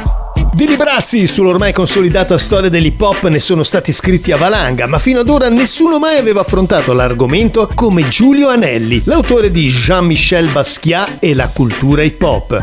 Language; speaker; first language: Italian; native; Italian